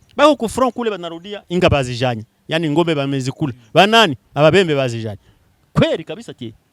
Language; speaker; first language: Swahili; non-native, local second language; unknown